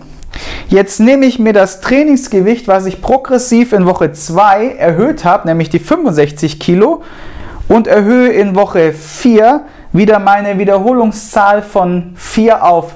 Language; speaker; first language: German; native; German